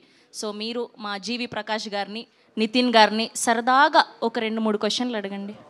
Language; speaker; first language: Telugu; native; Telugu